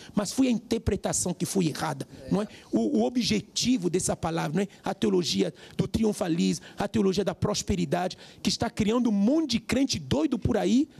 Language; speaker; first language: Portuguese; non-native, fluent; French